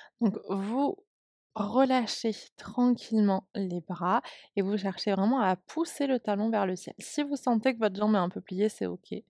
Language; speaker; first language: French; native; French